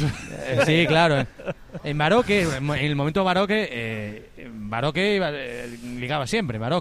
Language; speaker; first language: Spanish; native; Spanish